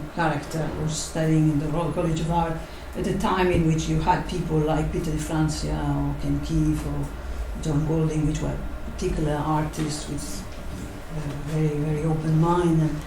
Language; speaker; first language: English; non-native, fluent; Catalan